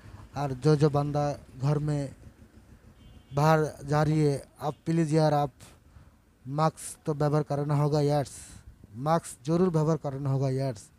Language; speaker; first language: Hindi; non-native, learner; Bangla